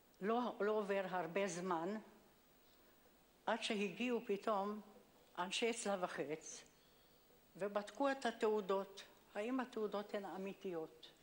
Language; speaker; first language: Hebrew; non-native, fluent; Hungarian